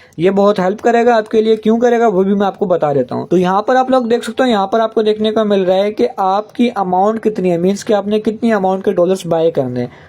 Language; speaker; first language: Urdu; non-native, local second language; Punjabi